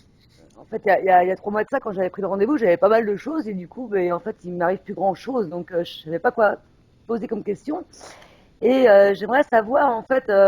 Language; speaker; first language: French; native; French